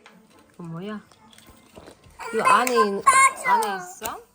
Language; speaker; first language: Korean; non-native, learner; Kazakh